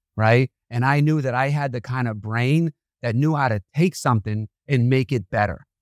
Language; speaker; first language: English; native; English